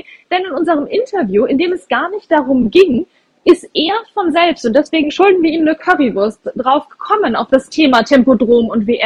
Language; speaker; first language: German; native; German